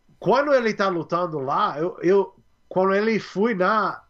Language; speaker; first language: Portuguese; non-native, learner; English